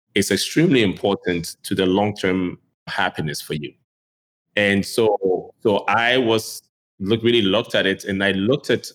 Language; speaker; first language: English; non-native, local second language; Akan